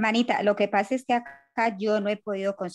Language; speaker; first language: Spanish; native; Spanish